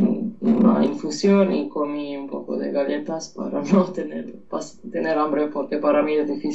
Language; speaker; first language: Spanish; non-native, fluent; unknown